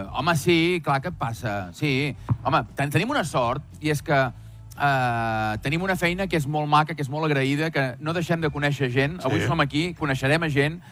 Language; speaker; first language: Catalan; native; Catalan